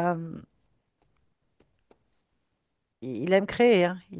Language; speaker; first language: French; native; French